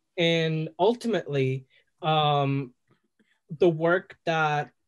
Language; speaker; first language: English; non-native, fluent; Spanish